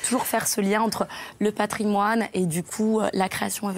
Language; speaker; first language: French; native; French